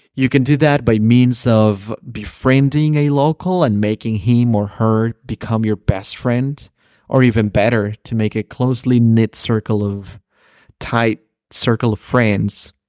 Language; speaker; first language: English; early bilingual, other home language; Spanish